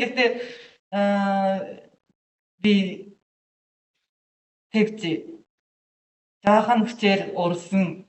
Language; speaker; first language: Mongolian; non-native, learner; Japanese